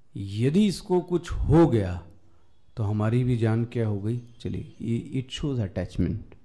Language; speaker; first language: Hindi; native; Hindi